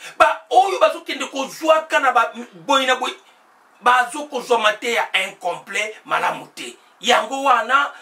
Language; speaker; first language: Lingala; non-native, local second language; Kongo